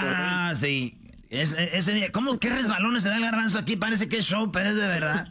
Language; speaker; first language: Spanish; native; Spanish